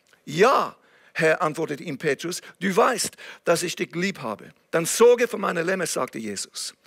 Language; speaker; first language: German; non-native, fluent; English